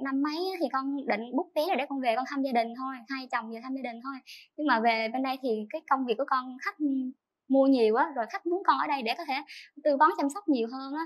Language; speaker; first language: Vietnamese; native; Vietnamese